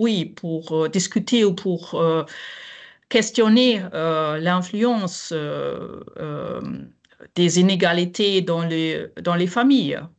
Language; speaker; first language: French; non-native, fluent; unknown